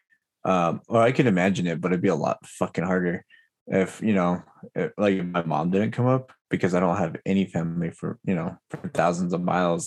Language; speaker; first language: English; native; English